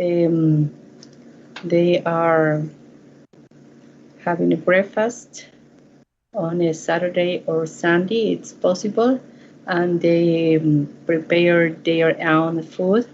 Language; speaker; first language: English; non-native, learner; Spanish